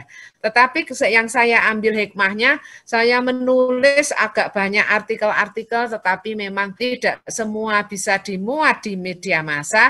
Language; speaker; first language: Indonesian; native; Indonesian